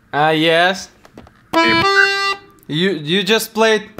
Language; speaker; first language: English; non-native, learner; Russian